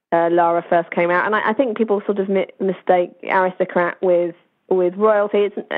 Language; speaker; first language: English; native; English